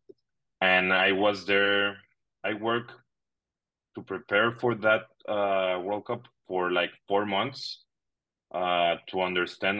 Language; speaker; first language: English; non-native, fluent; Spanish